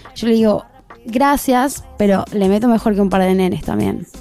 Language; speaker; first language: Spanish; native; Spanish